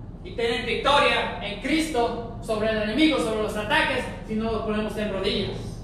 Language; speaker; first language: Spanish; early bilingual, heritage; Spanish